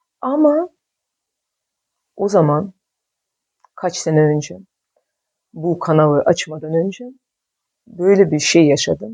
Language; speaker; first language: Turkish; non-native, fluent; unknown